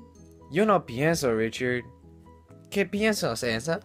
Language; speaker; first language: Spanish; non-native, learner; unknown